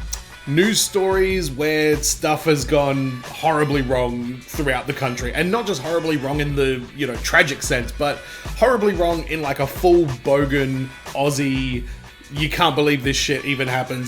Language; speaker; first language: English; native; English